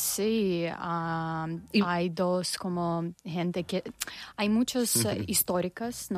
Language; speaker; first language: Spanish; non-native, learner; English